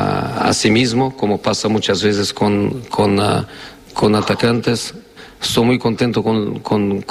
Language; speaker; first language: Spanish; non-native, fluent; Portuguese